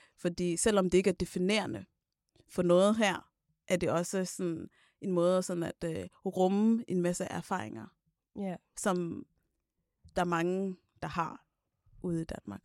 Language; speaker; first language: Danish; early bilingual, other home language; Kinyarwanda